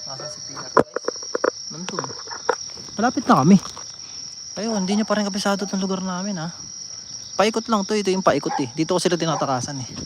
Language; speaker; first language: Filipino; native; Filipino